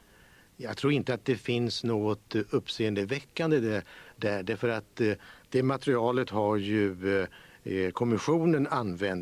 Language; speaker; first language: Swedish; native; Swedish